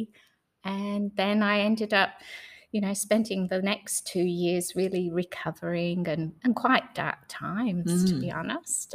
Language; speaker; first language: English; native; English